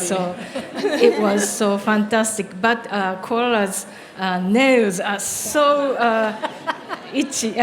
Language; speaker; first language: English; non-native, learner; Japanese